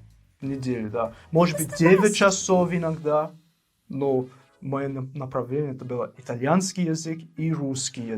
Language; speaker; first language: Russian; non-native, fluent; English